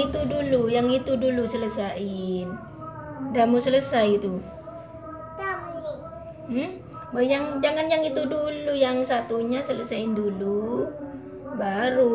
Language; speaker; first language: Indonesian; native; Indonesian